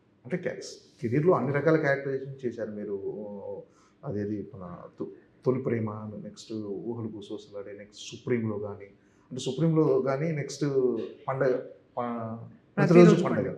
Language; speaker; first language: Telugu; native; Telugu